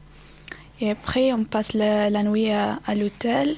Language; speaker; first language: French; non-native, learner; Arabic